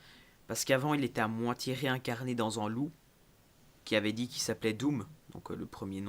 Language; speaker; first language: French; native; French